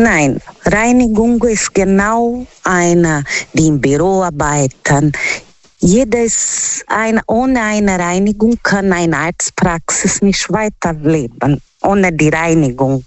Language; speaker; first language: German; non-native, learner; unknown